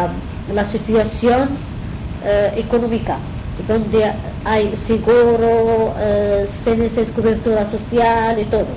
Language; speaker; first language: Spanish; non-native, fluent; Arabic